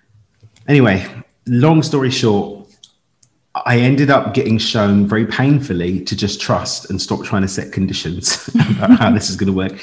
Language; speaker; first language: English; native; English